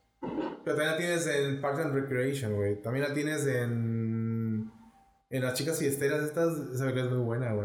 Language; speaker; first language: Spanish; native; Spanish